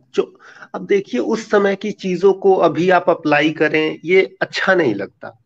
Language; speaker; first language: Hindi; native; Hindi